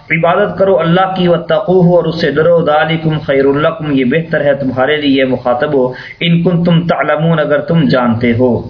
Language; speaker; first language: Urdu; non-native, local second language; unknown